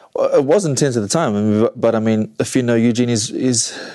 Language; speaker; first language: English; native; English